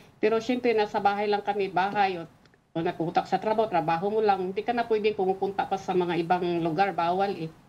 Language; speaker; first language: Filipino; non-native, local second language; Cebuano